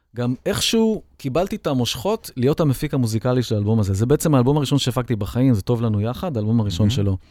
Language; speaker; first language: Hebrew; native; Hebrew